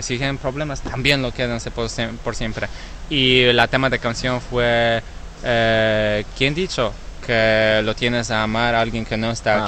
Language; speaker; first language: Spanish; non-native, learner; Polish